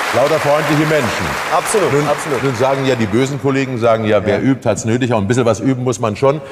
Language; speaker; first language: German; native; German